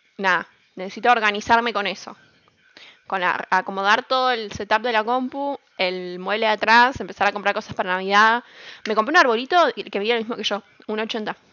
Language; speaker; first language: Spanish; native; Spanish